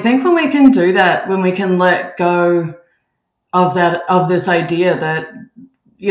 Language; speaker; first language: English; native; English